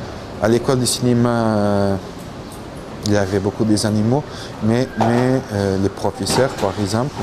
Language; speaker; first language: French; non-native, fluent; Portuguese